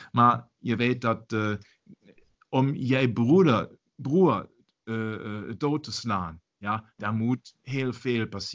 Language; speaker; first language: Dutch; non-native, fluent; German